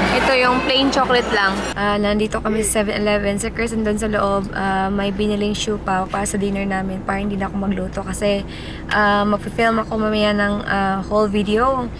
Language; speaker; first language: Filipino; non-native, local second language; Cebuano